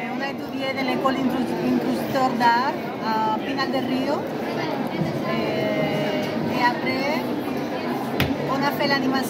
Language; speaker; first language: French; non-native, learner; Spanish